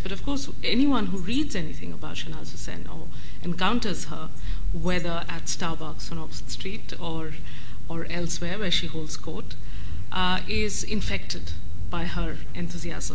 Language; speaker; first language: English; non-native, local second language; Bangla